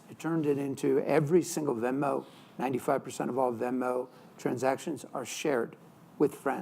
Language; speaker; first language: English; native; English